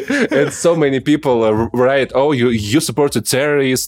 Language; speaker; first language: English; non-native, learner; Russian